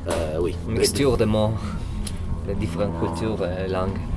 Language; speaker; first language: French; non-native, learner; Italian